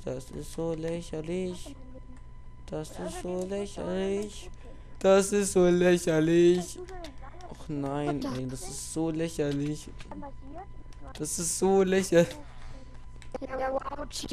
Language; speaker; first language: German; native; German